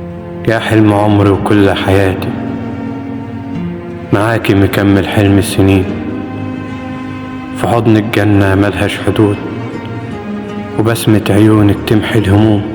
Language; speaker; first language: Arabic; native; Arabic